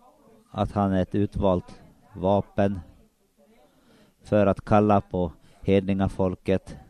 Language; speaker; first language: Swedish; non-native, local second language; Finnish